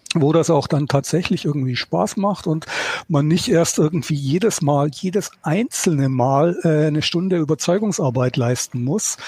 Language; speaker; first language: German; native; German